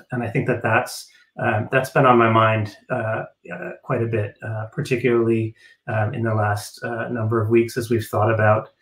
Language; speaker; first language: English; native; English